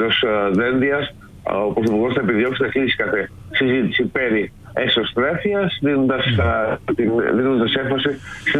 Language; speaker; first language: Greek; native; Greek